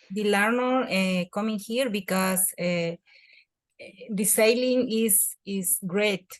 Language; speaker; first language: English; non-native, learner; Spanish